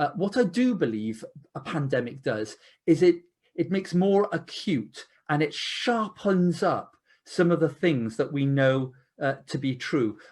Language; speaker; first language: English; native; English